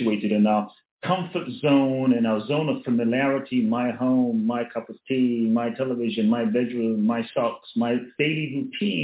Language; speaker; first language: English; native; English